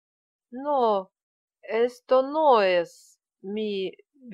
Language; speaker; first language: Spanish; non-native, learner; Russian